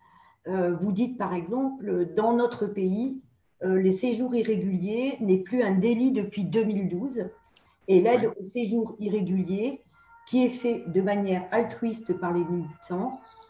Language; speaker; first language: French; native; French